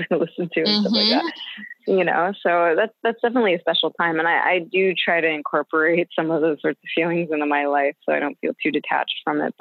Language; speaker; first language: English; native; English